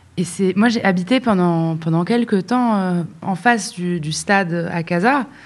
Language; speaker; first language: French; non-native, local second language; Arabic